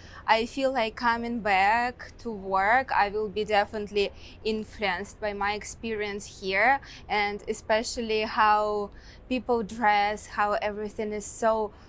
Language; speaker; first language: English; non-native, fluent; Russian